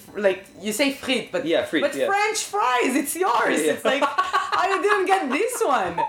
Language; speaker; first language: English; non-native, fluent; Hebrew